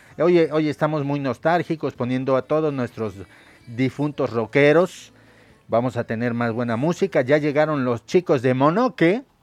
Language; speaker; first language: Spanish; native; Spanish